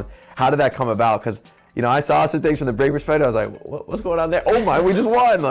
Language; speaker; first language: English; native; English